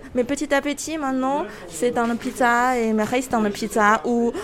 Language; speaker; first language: French; non-native, fluent; Chinese